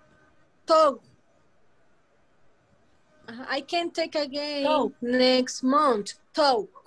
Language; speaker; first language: English; non-native, learner; Spanish